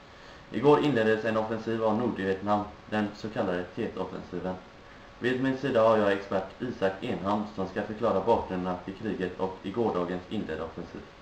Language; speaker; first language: Swedish; native; Swedish